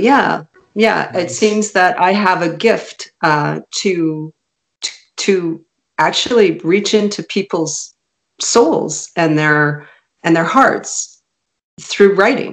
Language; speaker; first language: English; non-native, fluent; Hungarian